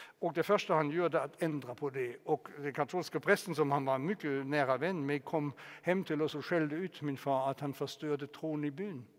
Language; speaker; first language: Swedish; non-native, fluent; German